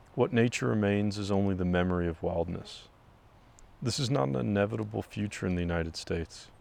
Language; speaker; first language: English; native; English